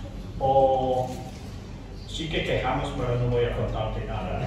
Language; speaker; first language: Spanish; non-native, fluent; English